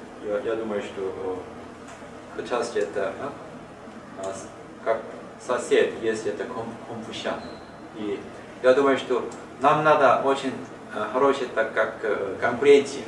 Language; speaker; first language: Russian; non-native, learner; Korean